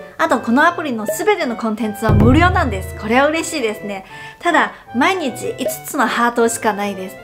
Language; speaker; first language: Japanese; non-native, fluent; Chinese